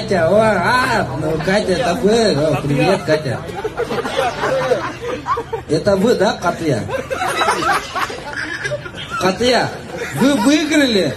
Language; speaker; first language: Russian; non-native, local second language; Kyrgyz